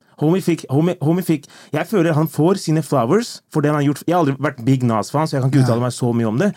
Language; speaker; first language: Norwegian; early bilingual, other home language; Turkish